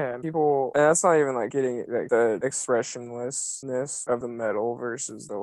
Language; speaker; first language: English; native; English